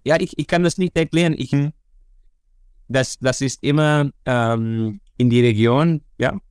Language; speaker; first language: German; non-native, learner; Dutch